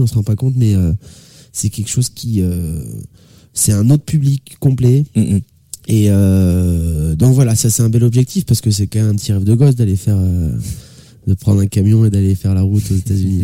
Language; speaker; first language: French; native; French